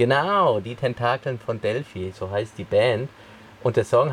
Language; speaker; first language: German; native; German